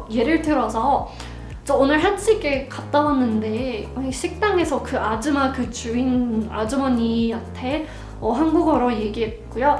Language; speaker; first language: Korean; non-native, fluent; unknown